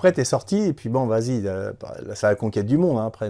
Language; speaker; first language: French; native; French